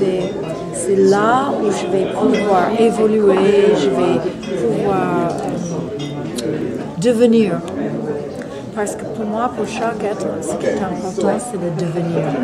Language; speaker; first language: French; non-native, fluent; English